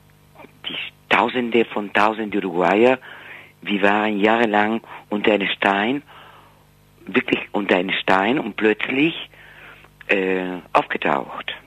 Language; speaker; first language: German; non-native, fluent; Spanish